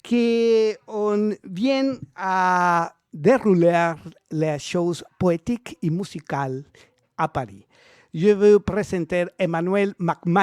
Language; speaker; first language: French; non-native, learner; Spanish